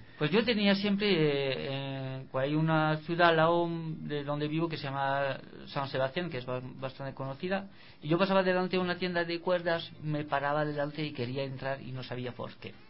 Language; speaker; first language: Spanish; non-native, fluent; French